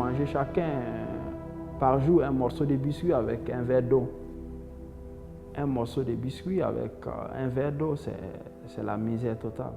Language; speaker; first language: French; non-native, local second language; Bambara